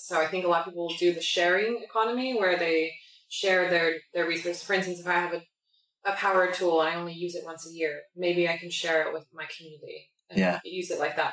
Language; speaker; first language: English; native; English